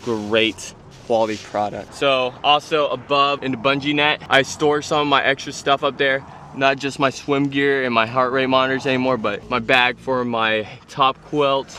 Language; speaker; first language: English; native; English